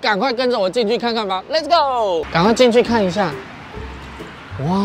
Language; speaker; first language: Chinese; non-native, fluent; Vietnamese